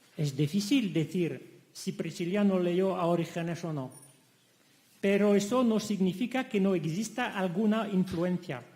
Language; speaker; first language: Spanish; non-native, fluent; French